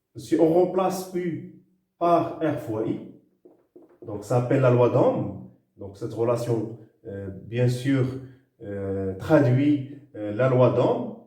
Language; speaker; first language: French; non-native, local second language; Arabic